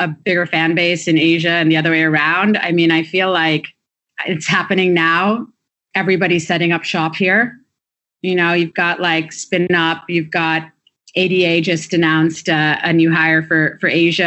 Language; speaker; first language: English; native; English